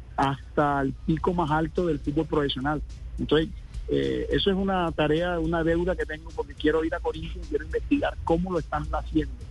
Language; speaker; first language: Spanish; native; Spanish